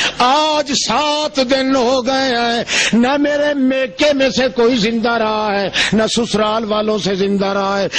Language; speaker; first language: Urdu; non-native, local second language; Saraiki